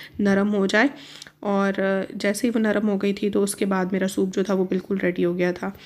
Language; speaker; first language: Hindi; native; Hindi